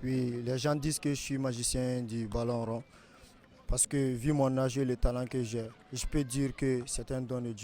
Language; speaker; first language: French; non-native, local second language; Bambara